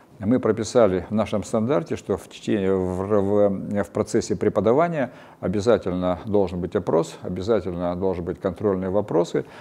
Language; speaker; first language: Russian; native; Russian